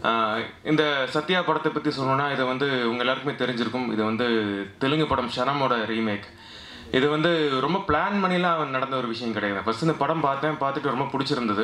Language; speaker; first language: Tamil; native; Tamil